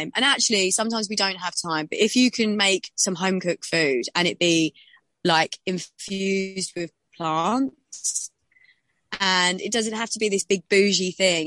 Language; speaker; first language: English; native; English